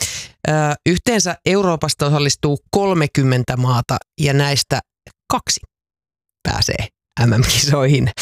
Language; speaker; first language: Finnish; native; Finnish